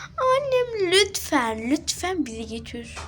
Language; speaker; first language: Turkish; early bilingual, other home language; Arabic